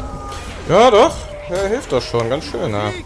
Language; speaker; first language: German; native; German